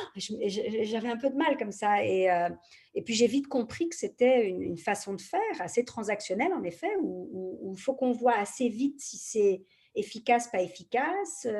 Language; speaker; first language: French; native; French